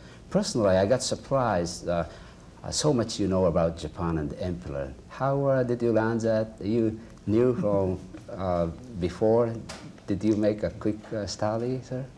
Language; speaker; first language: English; non-native, fluent; Japanese